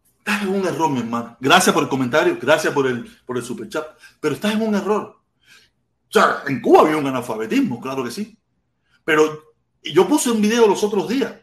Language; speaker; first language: Spanish; native; Spanish